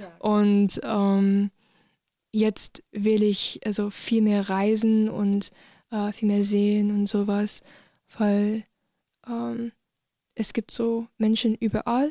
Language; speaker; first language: German; non-native, learner; English